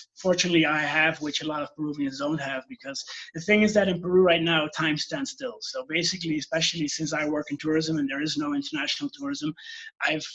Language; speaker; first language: English; non-native, fluent; Dutch